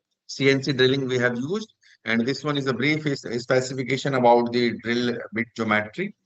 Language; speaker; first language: English; non-native, local second language; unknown